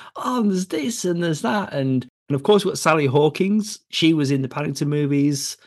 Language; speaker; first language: English; native; English